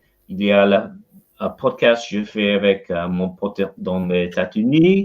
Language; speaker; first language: French; non-native, learner; English